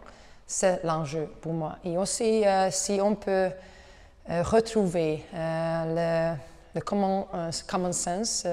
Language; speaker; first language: French; non-native, learner; Hungarian